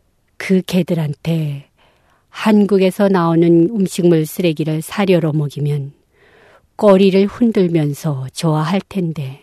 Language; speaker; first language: Korean; non-native, local second language; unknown